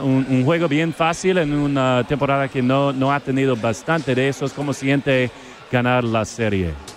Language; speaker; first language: Spanish; non-native, fluent; English